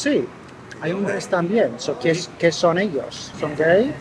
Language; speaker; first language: Spanish; non-native, learner; English